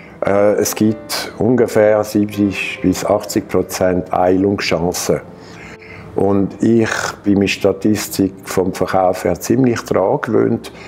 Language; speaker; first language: German; non-native, local second language; French